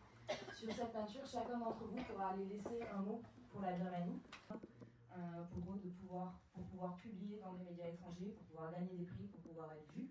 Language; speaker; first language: French; native; French